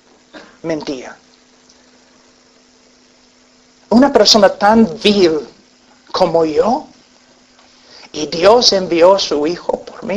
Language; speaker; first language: Spanish; non-native, fluent; English